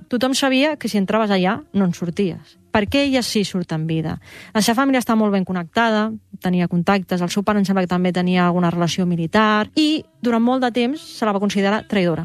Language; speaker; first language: Catalan; native; Catalan